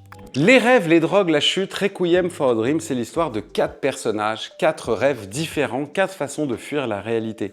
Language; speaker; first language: French; native; French